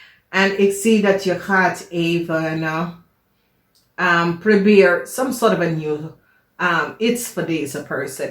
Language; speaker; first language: Dutch; non-native, learner; English